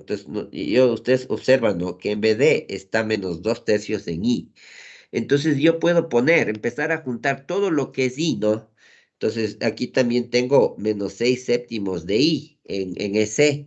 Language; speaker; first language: Spanish; native; Spanish